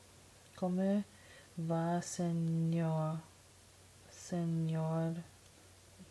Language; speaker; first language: Italian; non-native, learner; English